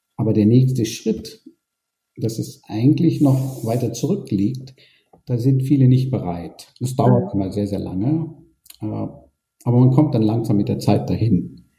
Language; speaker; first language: German; early bilingual, other home language; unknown